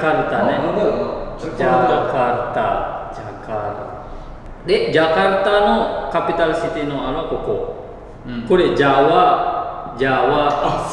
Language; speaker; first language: Japanese; non-native, learner; Indonesian